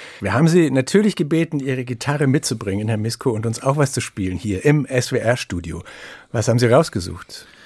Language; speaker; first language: German; native; German